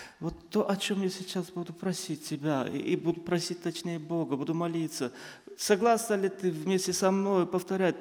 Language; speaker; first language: Russian; non-native, local second language; Azerbaijani